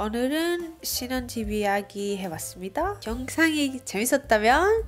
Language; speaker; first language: Korean; non-native, learner; Greek